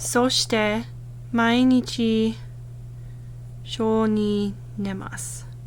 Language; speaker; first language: Japanese; non-native, learner; English